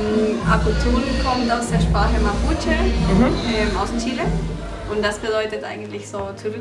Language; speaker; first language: German; non-native, fluent; Spanish